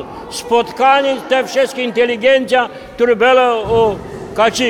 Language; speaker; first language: Polish; early bilingual, heritage; Polish